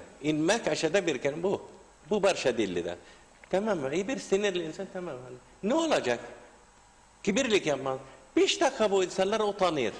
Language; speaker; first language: Turkish; non-native, learner; Arabic